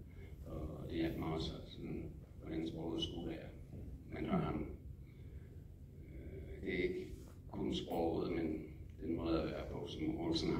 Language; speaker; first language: Danish; non-native, fluent; English